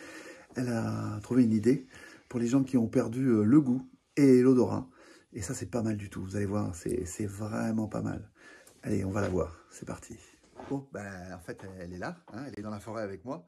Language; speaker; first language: French; native; French